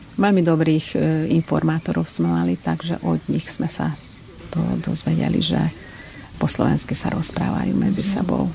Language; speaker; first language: Slovak; early bilingual, heritage; Slovak